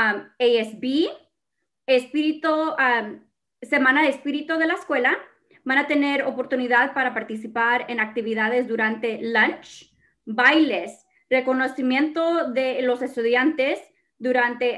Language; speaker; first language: Spanish; early bilingual, other home language; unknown